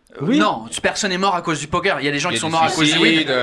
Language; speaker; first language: French; non-native, fluent; English